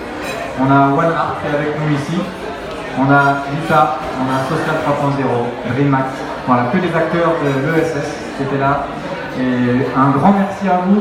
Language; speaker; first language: French; native; French